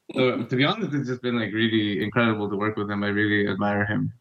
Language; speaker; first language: English; non-native, fluent; Spanish